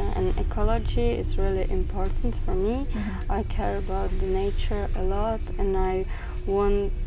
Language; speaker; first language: English; non-native, fluent; Czech